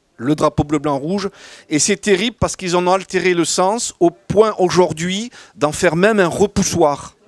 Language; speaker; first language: French; native; French